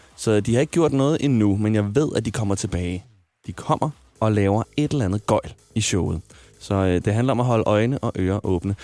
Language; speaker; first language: Danish; native; Danish